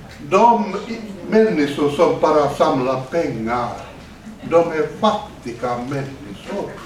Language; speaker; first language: Swedish; non-native, fluent; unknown